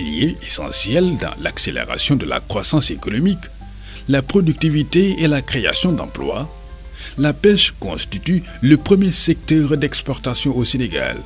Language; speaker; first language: French; non-native, local second language; Wolof